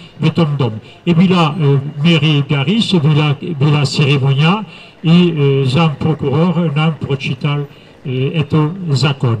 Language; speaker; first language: Russian; non-native, fluent; French